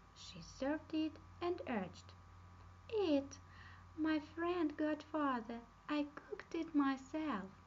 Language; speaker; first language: English; non-native, fluent; Russian